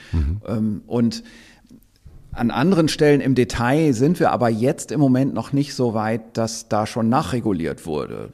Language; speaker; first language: German; native; German